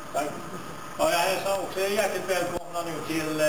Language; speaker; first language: Swedish; native; Swedish